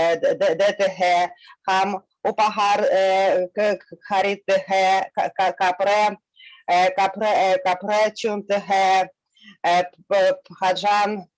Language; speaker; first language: Hindi; non-native, learner; Russian